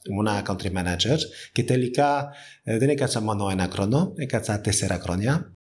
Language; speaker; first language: Greek; non-native, fluent; French